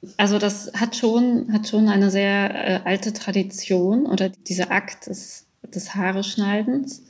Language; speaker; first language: German; early bilingual, other home language; Persian